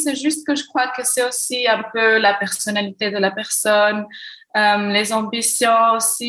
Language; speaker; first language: French; non-native, local second language; Arabic